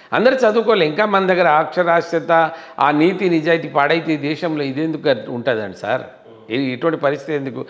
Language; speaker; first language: Telugu; non-native, local second language; Lambadi